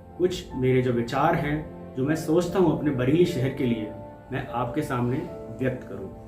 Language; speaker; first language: Hindi; native; Hindi